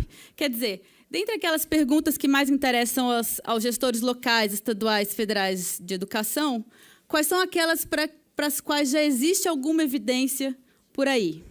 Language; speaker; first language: Portuguese; native; Portuguese